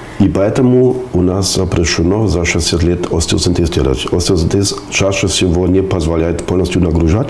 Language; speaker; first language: Russian; non-native, fluent; German